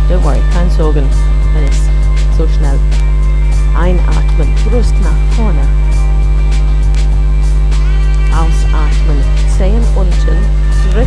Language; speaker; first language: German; non-native, learner; English